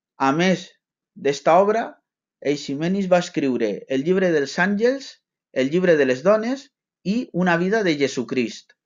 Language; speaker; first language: Catalan; non-native, local second language; Spanish